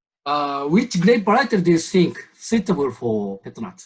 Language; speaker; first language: English; non-native, learner; Japanese